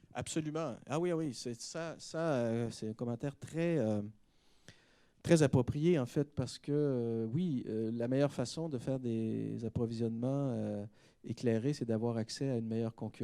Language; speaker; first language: French; native; French